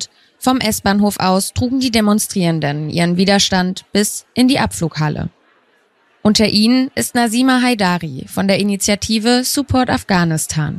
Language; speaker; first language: German; native; German